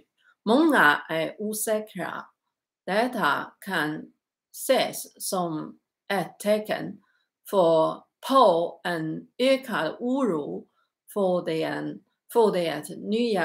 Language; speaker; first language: Swedish; non-native, learner; Chinese